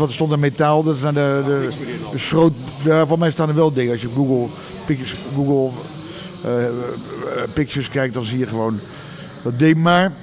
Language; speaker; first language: Dutch; native; Dutch